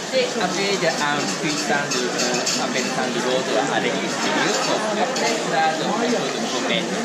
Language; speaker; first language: French; non-native, learner; Japanese